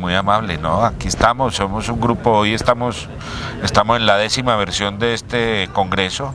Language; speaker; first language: Spanish; native; Spanish